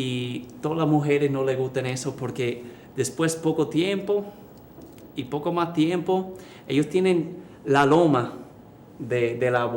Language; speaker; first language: Spanish; early bilingual, heritage; English